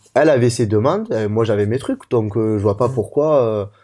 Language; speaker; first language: French; native; French